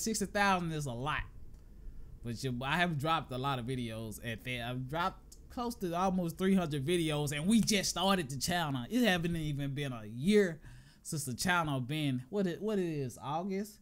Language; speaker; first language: English; native; English